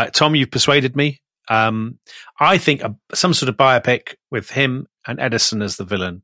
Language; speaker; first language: English; native; English